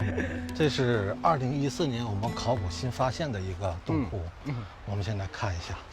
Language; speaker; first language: Chinese; native; Chinese